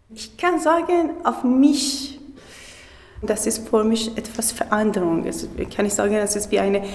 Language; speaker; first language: German; non-native, learner; Persian